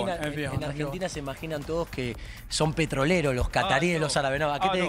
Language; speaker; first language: Spanish; native; Spanish